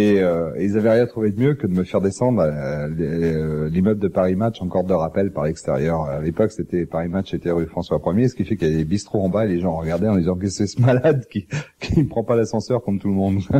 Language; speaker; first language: French; native; French